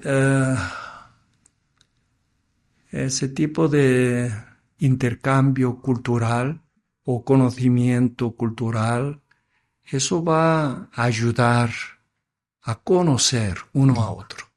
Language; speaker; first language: Spanish; non-native, fluent; Korean